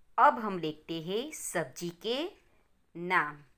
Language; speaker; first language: Hindi; non-native, local second language; Gujarati